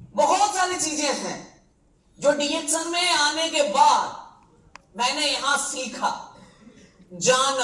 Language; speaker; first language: Hindi; native; Hindi